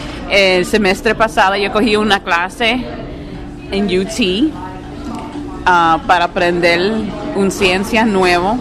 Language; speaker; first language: Spanish; early bilingual, heritage; English